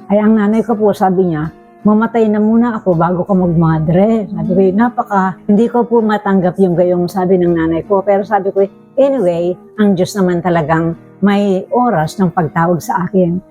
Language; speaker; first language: Filipino; native; Filipino